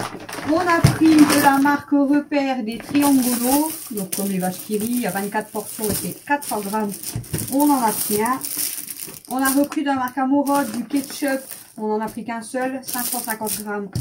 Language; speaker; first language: French; native; French